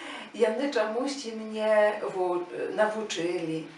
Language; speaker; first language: Polish; non-native, learner; Ukrainian